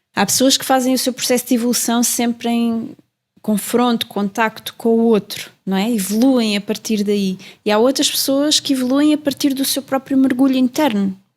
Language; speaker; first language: Portuguese; native; Portuguese